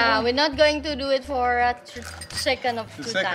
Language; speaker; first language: English; non-native, fluent; Indonesian